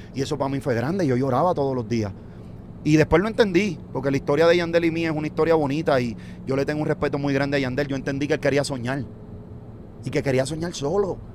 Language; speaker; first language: Spanish; native; Spanish